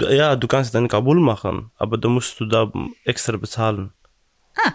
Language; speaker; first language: German; non-native, learner; Persian